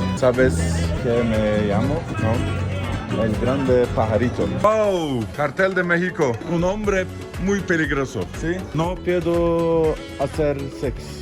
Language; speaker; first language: Spanish; non-native, learner; Turkish